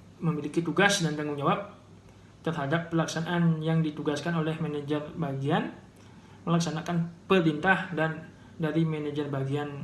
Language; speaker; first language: Indonesian; native; Indonesian